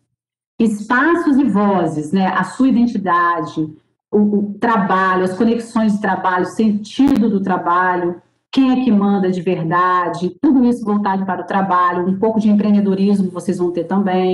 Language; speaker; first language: Portuguese; native; Portuguese